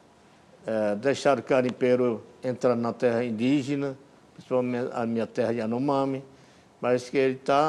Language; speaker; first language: Portuguese; non-native, local second language; Yanomámi